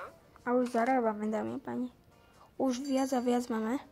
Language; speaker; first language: Slovak; native; Slovak